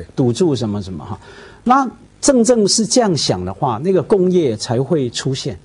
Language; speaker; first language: Chinese; non-native, fluent; Cantonese